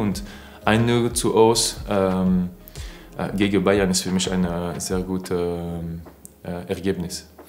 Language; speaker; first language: German; non-native, learner; French